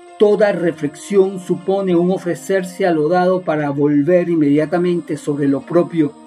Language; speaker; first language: Spanish; native; Spanish